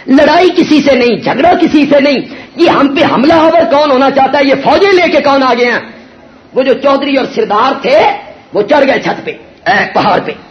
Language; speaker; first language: Urdu; non-native, local second language; Punjabi